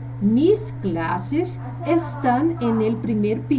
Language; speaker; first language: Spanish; non-native, fluent; Portuguese